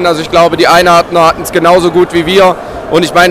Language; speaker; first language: German; native; German